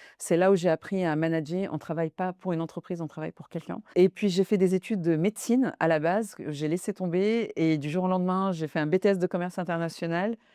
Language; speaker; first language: French; early bilingual, other home language; Arabic